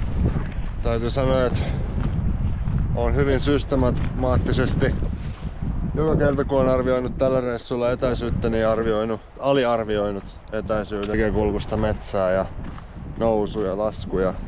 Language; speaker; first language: Finnish; native; Finnish